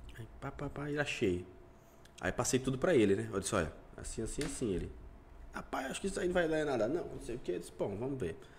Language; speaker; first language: Portuguese; native; Portuguese